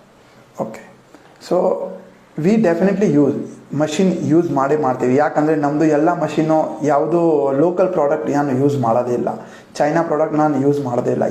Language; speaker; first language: Kannada; non-native, local second language; Gujarati